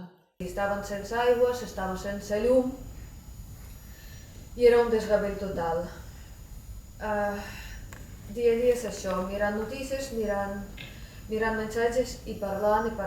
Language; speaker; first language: Catalan; non-native, fluent; Ukrainian